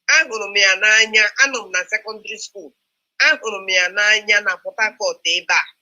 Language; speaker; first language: Igbo; non-native, local second language; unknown